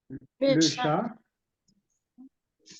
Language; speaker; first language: French; non-native, local second language; Arabic